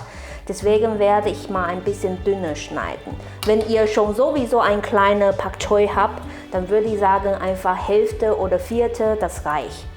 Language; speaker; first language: German; non-native, fluent; Chinese